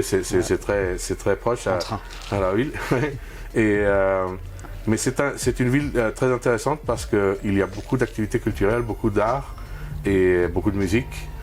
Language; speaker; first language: French; non-native, fluent; Spanish